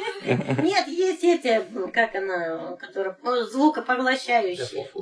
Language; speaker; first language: Russian; native; Russian